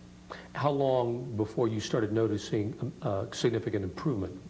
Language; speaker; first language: English; native; English